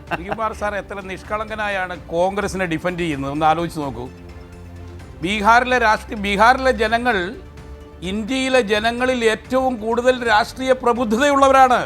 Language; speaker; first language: Malayalam; native; Malayalam